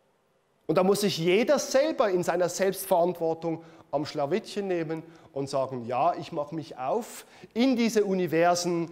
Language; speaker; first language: German; native; German